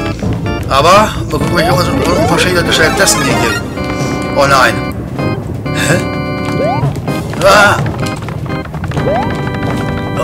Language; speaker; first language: German; native; German